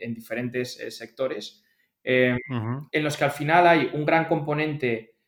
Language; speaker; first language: Spanish; native; Spanish